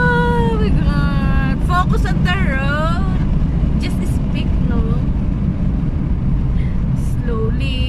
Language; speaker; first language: English; non-native, local second language; Filipino